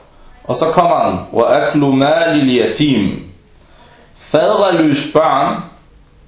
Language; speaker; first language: Danish; non-native, fluent; Arabic